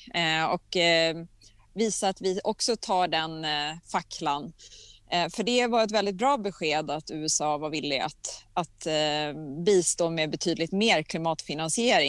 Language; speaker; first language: Swedish; native; Swedish